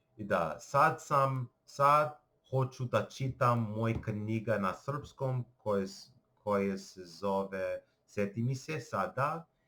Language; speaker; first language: Bosnian; non-native, learner; English